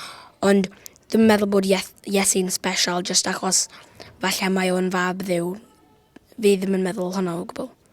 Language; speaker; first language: Welsh; native; Welsh